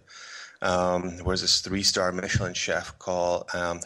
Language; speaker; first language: English; native; English